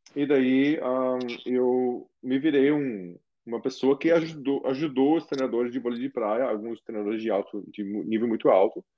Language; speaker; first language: Portuguese; non-native, fluent; German